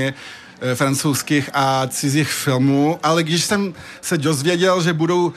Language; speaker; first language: Czech; early bilingual, heritage; Czech